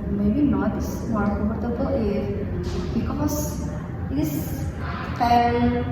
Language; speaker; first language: English; non-native, learner; Indonesian